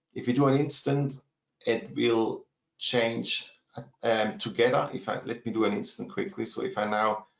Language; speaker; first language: English; non-native, fluent; German